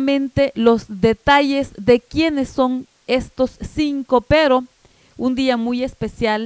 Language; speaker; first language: Spanish; native; Spanish